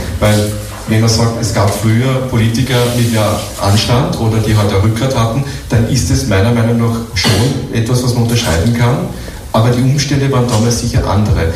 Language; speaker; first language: German; native; German